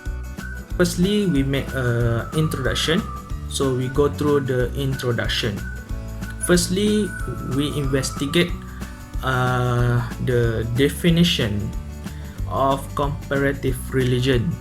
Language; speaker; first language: English; non-native, learner; Malay